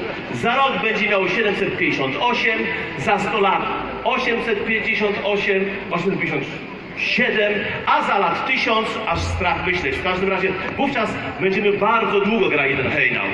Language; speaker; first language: Polish; native; Polish